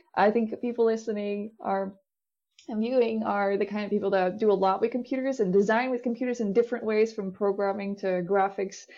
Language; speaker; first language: English; non-native, fluent; Dutch